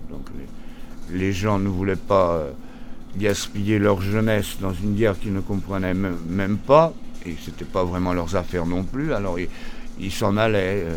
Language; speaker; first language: French; early bilingual, other home language; Portuguese